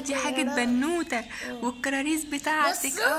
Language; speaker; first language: Arabic; native; Arabic